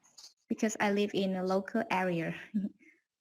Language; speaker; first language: English; non-native, learner; Vietnamese